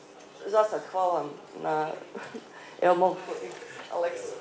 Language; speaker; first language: Bosnian; native; Bosnian